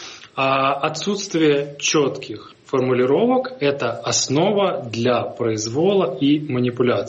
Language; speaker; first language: Russian; native; Russian